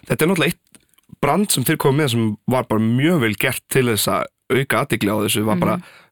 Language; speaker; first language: Icelandic; early bilingual, other home language; Portuguese